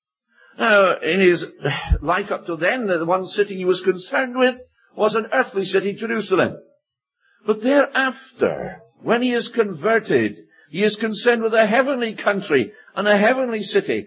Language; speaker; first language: English; native; English